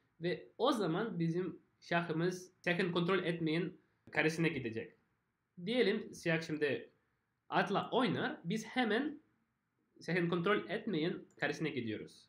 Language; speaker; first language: Turkish; non-native, fluent; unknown